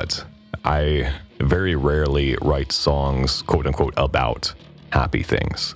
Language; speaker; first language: English; native; English